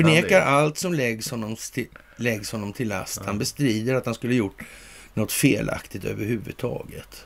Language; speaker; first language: Swedish; native; Swedish